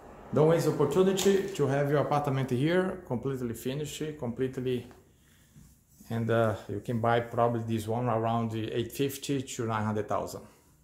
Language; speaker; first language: English; non-native, fluent; Portuguese